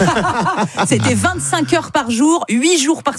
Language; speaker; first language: French; native; French